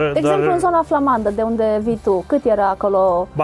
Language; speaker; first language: Romanian; native; Romanian